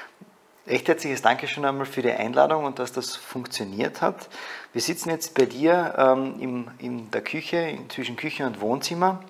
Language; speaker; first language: German; native; German